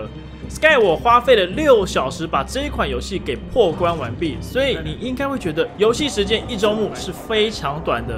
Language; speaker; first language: Chinese; native; Chinese